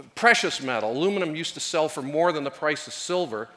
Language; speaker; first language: English; native; English